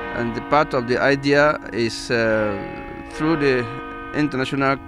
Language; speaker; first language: English; non-native, local second language; Igbo